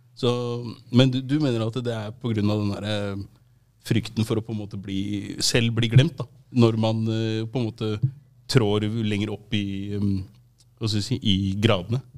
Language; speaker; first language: Norwegian; native; Norwegian